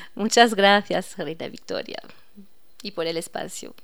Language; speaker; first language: Spanish; non-native, fluent; French